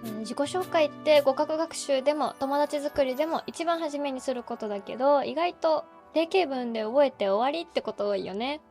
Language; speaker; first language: Japanese; native; Japanese